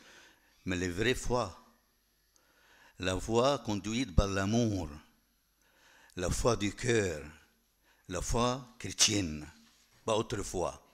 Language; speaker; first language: French; non-native, fluent; Arabic